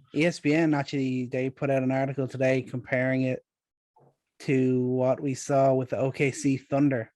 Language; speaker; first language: English; native; English